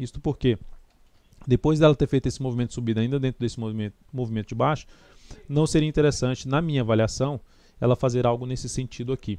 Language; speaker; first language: Portuguese; native; Portuguese